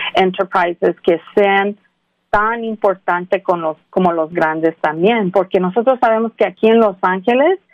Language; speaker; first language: Spanish; early bilingual, heritage; Spanish